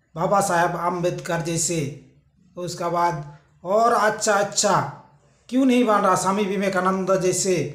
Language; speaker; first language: Hindi; non-native, local second language; Santali